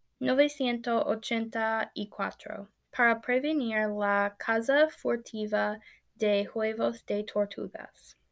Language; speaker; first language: Spanish; non-native, learner; English